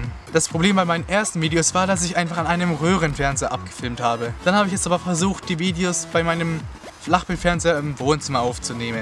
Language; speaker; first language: German; native; German